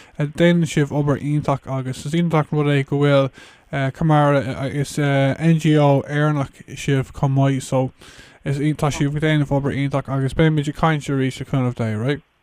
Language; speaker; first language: Irish; non-native, local second language; English